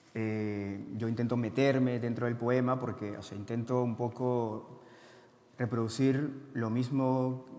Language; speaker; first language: Spanish; native; Spanish